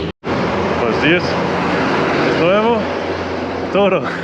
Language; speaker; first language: Spanish; non-native, learner; English